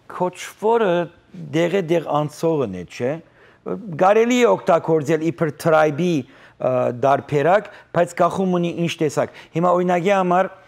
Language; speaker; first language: Armenian; early bilingual, heritage; Armenian